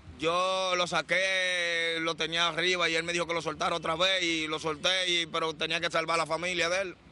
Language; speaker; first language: Spanish; native; Spanish